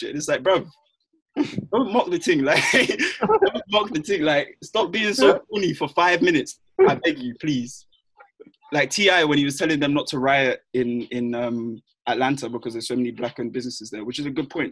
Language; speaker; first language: English; native; English